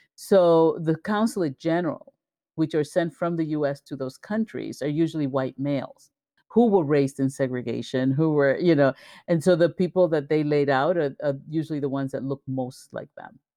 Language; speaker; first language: English; early bilingual, other home language; Spanish